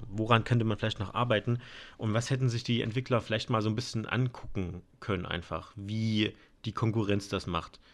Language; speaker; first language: German; native; German